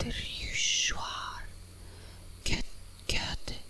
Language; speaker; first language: Albanian; non-native, learner; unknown